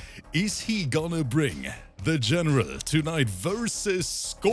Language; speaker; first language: English; native; English